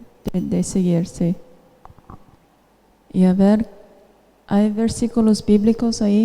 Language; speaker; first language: Spanish; non-native, fluent; English